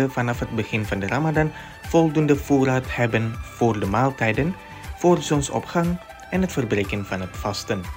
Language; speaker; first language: Dutch; non-native, fluent; Indonesian